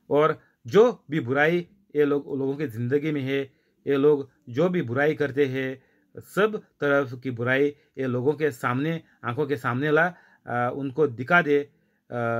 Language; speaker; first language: Hindi; non-native, local second language; Marathi